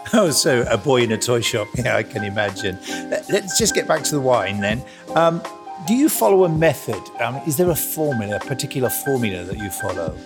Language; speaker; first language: English; native; English